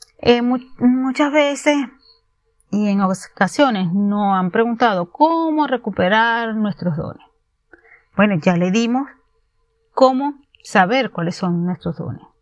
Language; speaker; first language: Spanish; native; Spanish